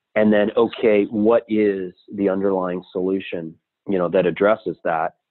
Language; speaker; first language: English; native; English